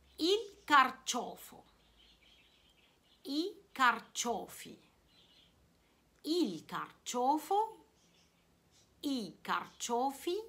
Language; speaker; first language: Italian; non-native, fluent; Arabic